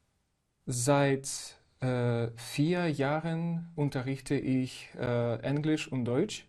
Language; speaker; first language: German; non-native, fluent; Ukrainian